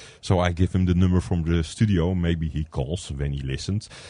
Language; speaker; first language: English; non-native, learner; Dutch